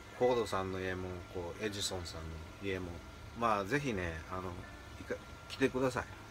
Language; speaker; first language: Japanese; native; Japanese